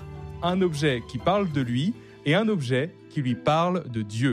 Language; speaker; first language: French; native; French